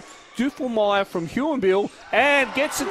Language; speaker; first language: English; native; English